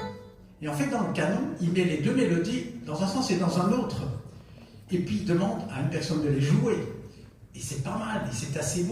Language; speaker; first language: French; native; French